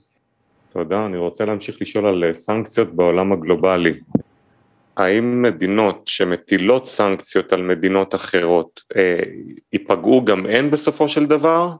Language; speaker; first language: Hebrew; native; Hebrew